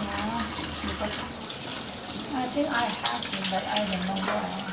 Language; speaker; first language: English; non-native, learner; Indonesian